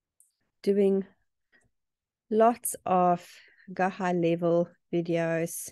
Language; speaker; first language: English; native; English